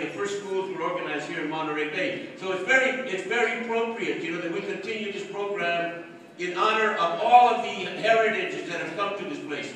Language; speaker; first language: English; early bilingual, other home language; Spanish